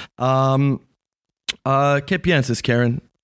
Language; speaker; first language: Spanish; non-native, learner; English